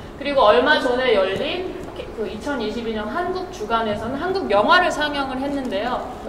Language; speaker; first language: Korean; native; Korean